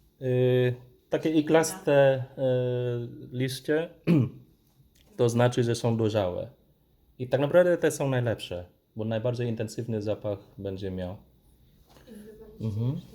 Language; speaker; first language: Polish; non-native, fluent; Vietnamese